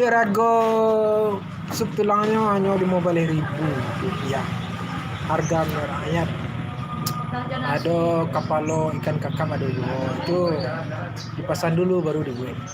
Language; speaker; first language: Indonesian; non-native, local second language; Minangkabau